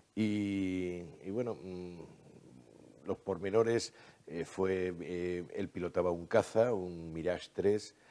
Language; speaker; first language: Spanish; native; Spanish